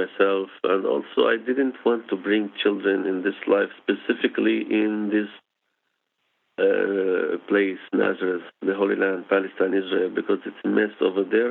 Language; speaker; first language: English; non-native, fluent; Hebrew